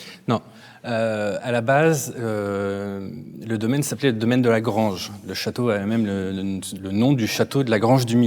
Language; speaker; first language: French; native; French